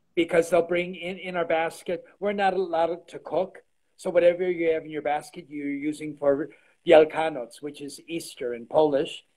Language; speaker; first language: English; early bilingual, other home language; Polish